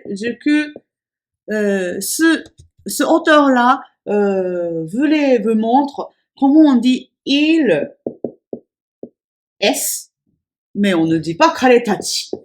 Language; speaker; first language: French; non-native, fluent; Japanese